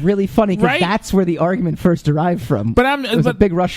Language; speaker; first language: English; native; English